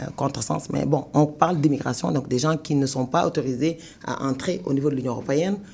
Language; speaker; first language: French; non-native, local second language; Wolof